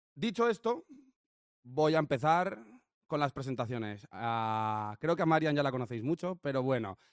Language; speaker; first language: Spanish; native; Spanish